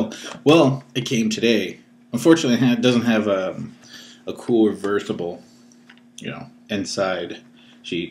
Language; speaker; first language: English; native; English